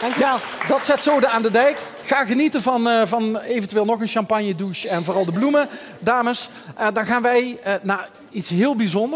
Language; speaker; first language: Dutch; native; Dutch